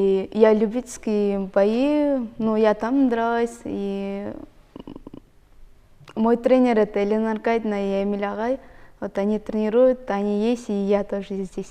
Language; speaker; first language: Russian; non-native, local second language; Kyrgyz